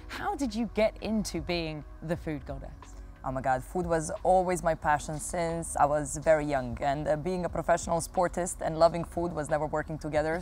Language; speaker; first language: English; non-native, fluent; Serbian